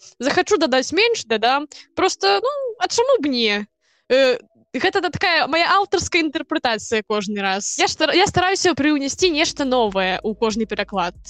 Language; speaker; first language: Belarusian; non-native, local second language; Russian